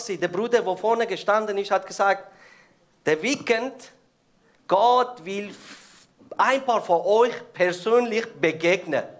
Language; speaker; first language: German; non-native, fluent; Persian